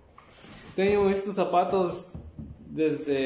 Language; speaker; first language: Portuguese; non-native, learner; Spanish